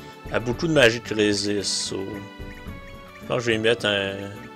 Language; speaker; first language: French; native; French